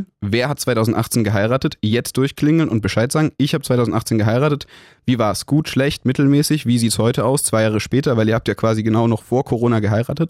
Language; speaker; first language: German; native; German